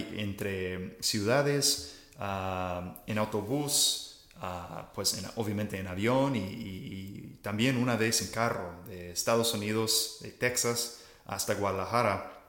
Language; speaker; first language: Spanish; non-native, fluent; English